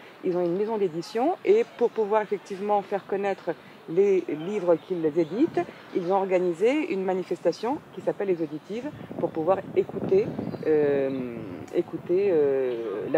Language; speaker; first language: French; native; French